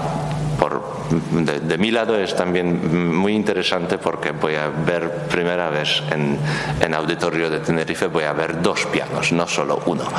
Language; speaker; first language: Spanish; non-native, learner; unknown